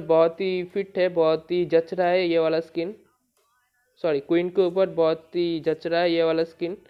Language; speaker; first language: Hindi; non-native, local second language; Bangla